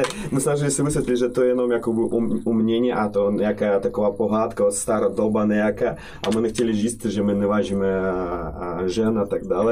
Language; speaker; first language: Czech; non-native, fluent; Russian